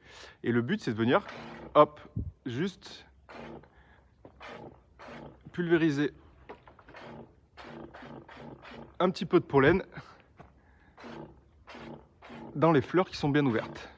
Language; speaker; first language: French; native; French